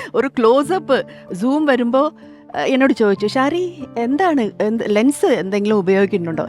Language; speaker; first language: Malayalam; non-native, local second language; Tamil